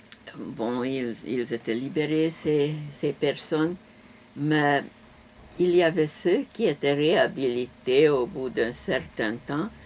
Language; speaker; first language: French; non-native, fluent; Hungarian